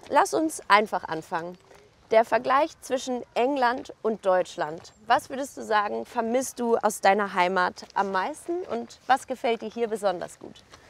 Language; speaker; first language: German; native; German